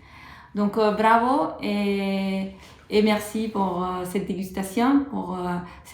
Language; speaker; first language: French; non-native, fluent; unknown